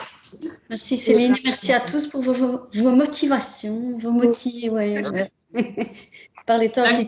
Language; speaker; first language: French; native; French